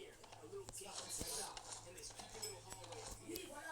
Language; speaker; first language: French; native; French